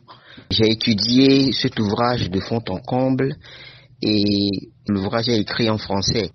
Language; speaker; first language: French; non-native, local second language; Ewe